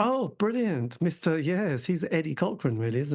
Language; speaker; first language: English; native; English